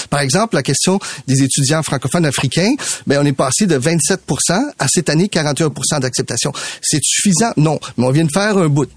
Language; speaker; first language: French; early bilingual, other home language; Spanish